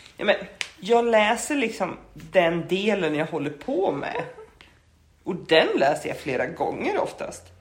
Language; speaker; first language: Swedish; native; Swedish